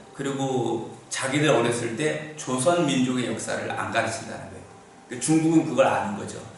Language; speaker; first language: Korean; native; Korean